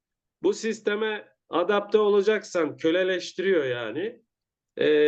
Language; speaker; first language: Turkish; native; Turkish